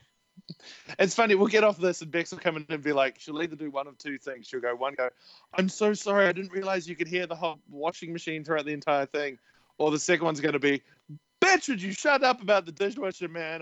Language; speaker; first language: English; native; English